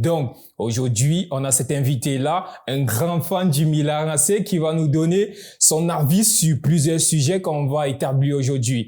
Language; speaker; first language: French; native; French